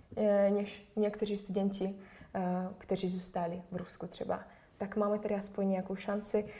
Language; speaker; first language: Czech; non-native, fluent; Russian